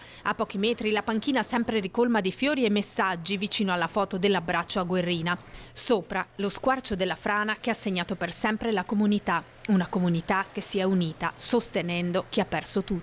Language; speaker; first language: Italian; native; Italian